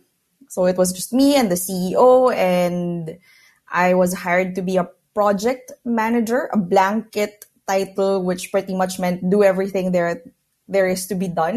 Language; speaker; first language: English; non-native, local second language; Filipino